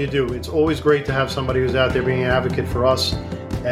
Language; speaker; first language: English; native; English